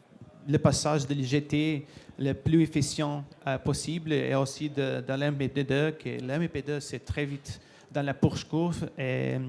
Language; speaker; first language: French; non-native, learner; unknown